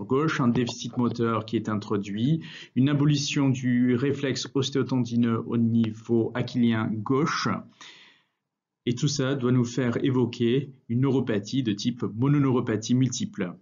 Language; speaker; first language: French; native; French